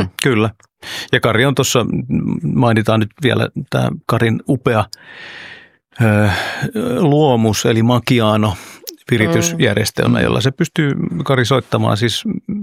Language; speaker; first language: Finnish; early bilingual, other home language; Oromo